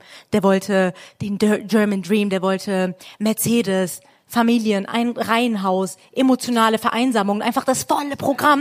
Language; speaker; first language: German; early bilingual, other home language; Persian